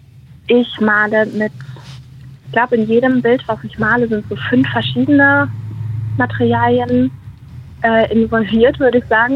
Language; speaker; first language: German; native; German